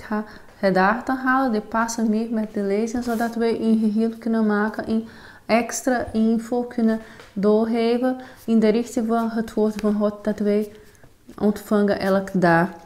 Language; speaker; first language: Dutch; non-native, fluent; Portuguese